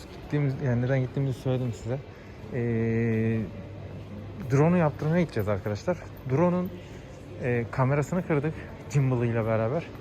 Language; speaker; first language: Turkish; native; Turkish